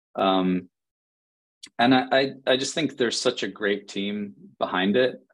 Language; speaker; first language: English; native; English